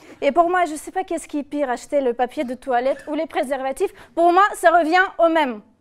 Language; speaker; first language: French; non-native, fluent; Russian